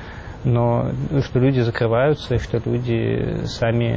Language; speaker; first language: Russian; native; Russian